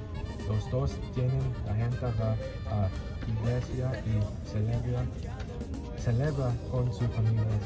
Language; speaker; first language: Spanish; non-native, fluent; English